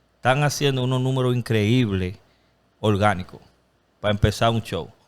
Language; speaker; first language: Spanish; early bilingual, other home language; English